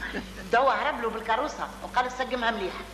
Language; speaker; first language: Arabic; native; Arabic